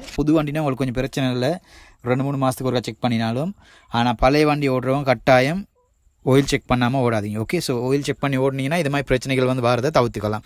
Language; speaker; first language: Tamil; native; Tamil